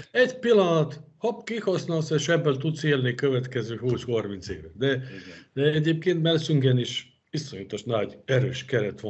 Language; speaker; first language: Hungarian; non-native, fluent; Serbian